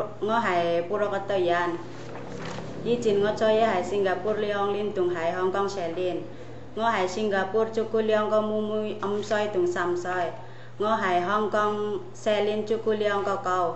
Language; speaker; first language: Cantonese; non-native, learner; Indonesian